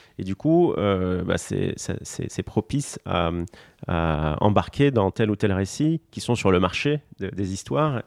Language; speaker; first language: French; non-native, local second language; Arabic